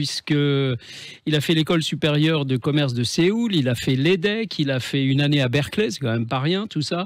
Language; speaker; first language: French; native; French